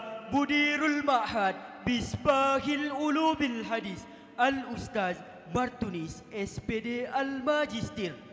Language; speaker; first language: Arabic; non-native, fluent; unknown